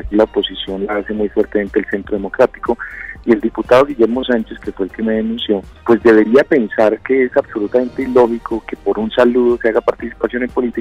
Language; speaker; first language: Spanish; native; Spanish